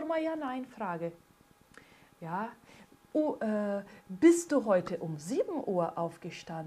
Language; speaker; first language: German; non-native, fluent; Portuguese